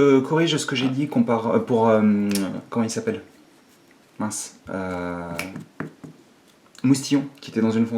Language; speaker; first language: French; native; French